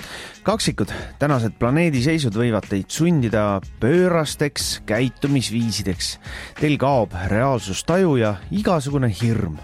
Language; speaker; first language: Estonian; native; Estonian